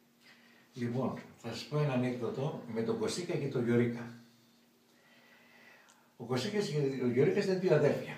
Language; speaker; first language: Greek; native; Greek